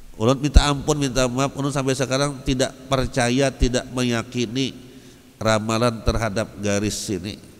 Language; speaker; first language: Indonesian; non-native, local second language; Banjar